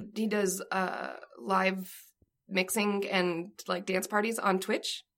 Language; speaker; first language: English; native; English